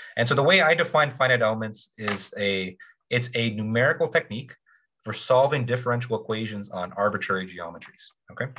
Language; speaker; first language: English; native; English